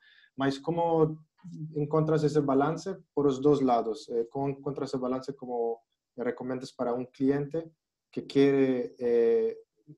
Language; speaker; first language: Portuguese; non-native, learner; Spanish